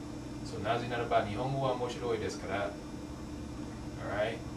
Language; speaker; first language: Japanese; non-native, learner; English